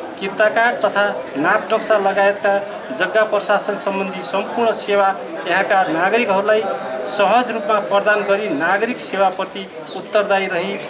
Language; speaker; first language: Nepali; native; Nepali